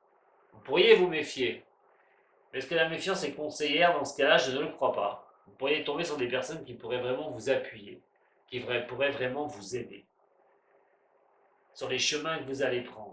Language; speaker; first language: French; native; French